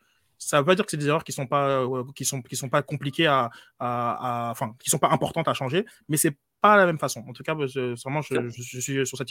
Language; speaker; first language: French; native; French